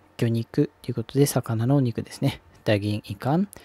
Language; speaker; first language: Japanese; native; Japanese